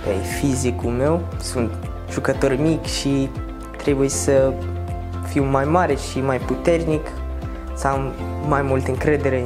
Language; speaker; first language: Romanian; non-native, learner; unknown